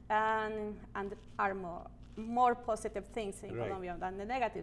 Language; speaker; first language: English; non-native, learner; Spanish